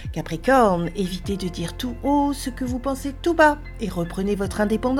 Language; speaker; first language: French; native; French